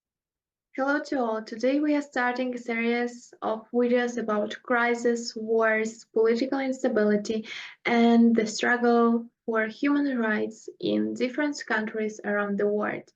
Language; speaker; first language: English; non-native, fluent; Russian